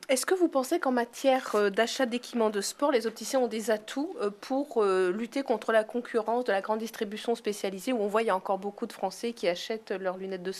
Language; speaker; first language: French; native; French